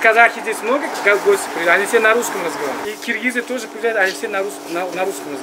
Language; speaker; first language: Russian; non-native, local second language; Uzbek